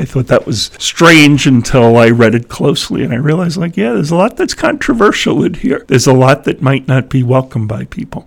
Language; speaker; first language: English; native; English